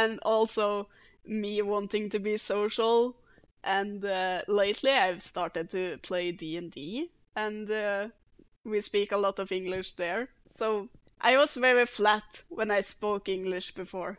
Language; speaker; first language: English; non-native, fluent; Norwegian